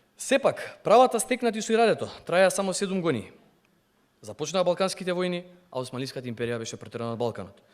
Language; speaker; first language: Macedonian; non-native, local second language; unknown